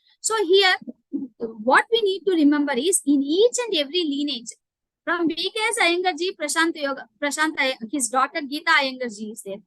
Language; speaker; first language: English; non-native, local second language; Telugu